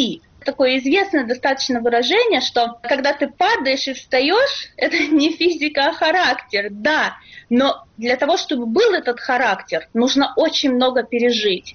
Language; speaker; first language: Russian; native; Russian